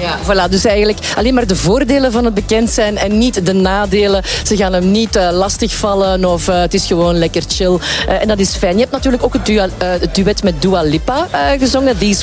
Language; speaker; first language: Dutch; native; Dutch